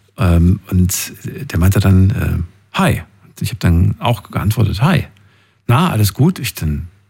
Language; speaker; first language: German; native; German